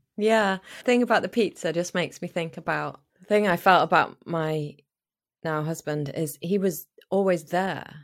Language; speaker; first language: English; native; English